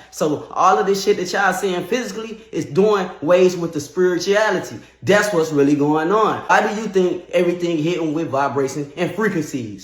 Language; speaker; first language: English; native; English